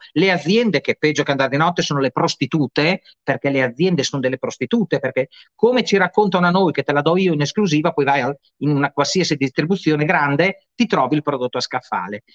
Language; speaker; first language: Italian; native; Italian